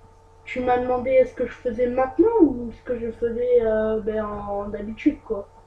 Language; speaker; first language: French; native; French